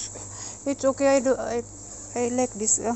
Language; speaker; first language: English; non-native, local second language; Filipino